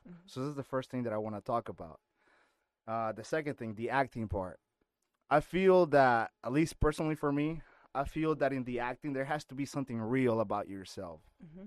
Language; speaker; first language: English; non-native, fluent; Spanish